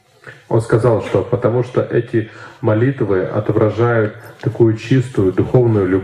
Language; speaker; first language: Russian; native; Russian